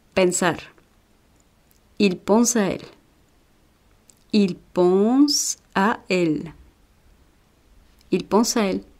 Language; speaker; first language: French; non-native, fluent; Spanish